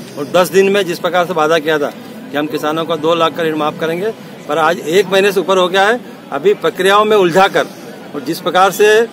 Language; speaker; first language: Hindi; native; Hindi